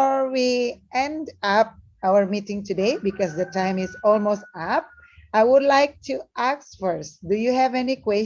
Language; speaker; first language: English; non-native, learner; Indonesian